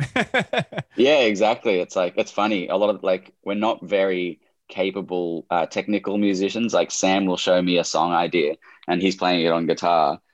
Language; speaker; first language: English; native; English